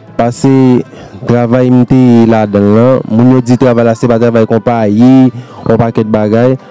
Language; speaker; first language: Haitian Creole; native; Haitian Creole